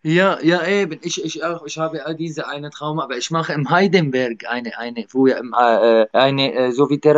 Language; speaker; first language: German; non-native, learner; Arabic